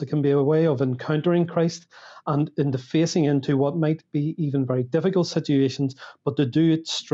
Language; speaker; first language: English; native; English